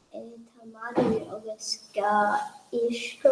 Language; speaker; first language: Irish; non-native, learner; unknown